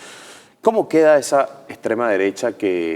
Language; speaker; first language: Spanish; native; Spanish